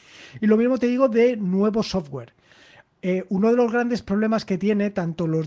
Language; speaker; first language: Spanish; native; Spanish